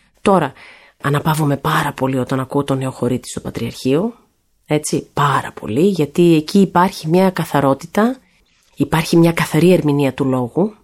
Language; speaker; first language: Greek; early bilingual, heritage; Greek